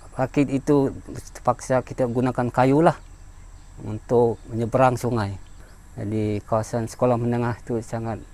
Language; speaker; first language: Malay; non-native, local second language; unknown